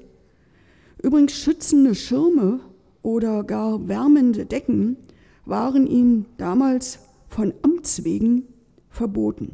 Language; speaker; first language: German; native; German